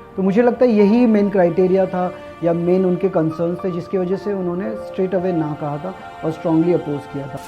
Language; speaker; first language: Hindi; non-native, local second language; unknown